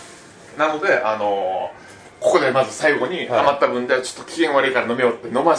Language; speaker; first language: Japanese; native; Japanese